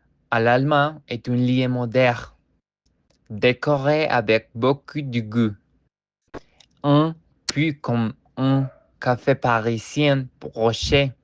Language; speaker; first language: French; non-native, learner; Spanish